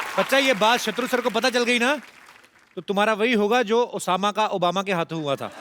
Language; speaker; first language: Hindi; non-native, local second language; Punjabi